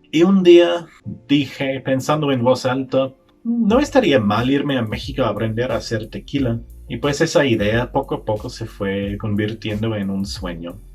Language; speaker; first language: Spanish; non-native, fluent; English